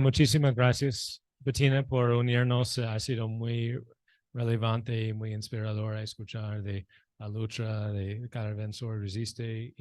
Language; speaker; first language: Spanish; non-native, fluent; English